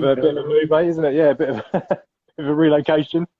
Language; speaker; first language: English; native; English